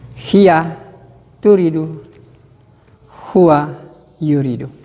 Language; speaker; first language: Arabic; non-native, fluent; Indonesian